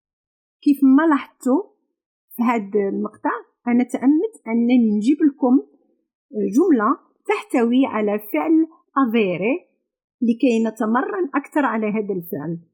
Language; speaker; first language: Arabic; native; Arabic